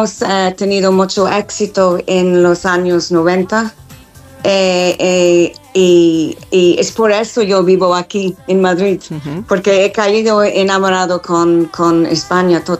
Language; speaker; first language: Spanish; non-native, fluent; English